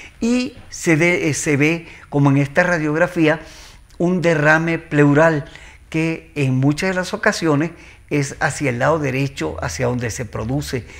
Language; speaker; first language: Spanish; native; Spanish